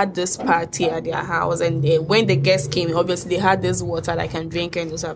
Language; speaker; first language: English; non-native, local second language; Akan